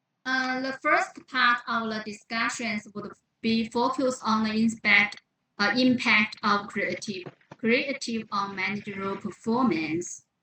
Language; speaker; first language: English; non-native, fluent; Chinese